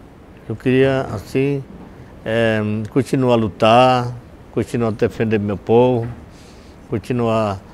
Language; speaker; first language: Portuguese; non-native, local second language; Yanomámi